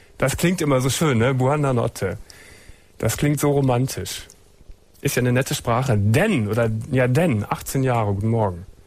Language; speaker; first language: German; native; German